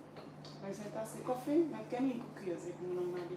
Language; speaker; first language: Dutch; non-native, fluent; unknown